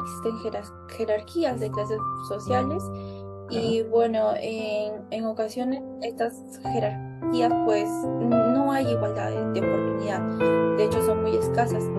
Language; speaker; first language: Spanish; native; Spanish